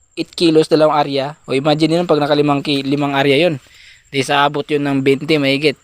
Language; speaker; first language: Filipino; native; Filipino